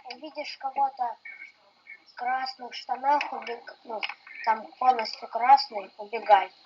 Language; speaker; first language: Russian; native; Russian